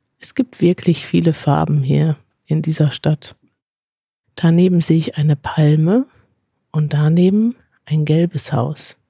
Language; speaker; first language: German; native; German